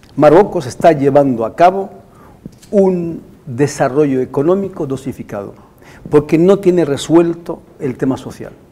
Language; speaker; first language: Spanish; non-native, fluent; Arabic